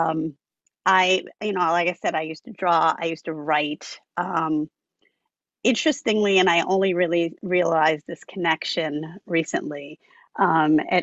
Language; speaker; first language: English; native; English